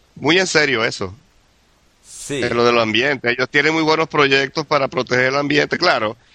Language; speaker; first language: Spanish; native; Spanish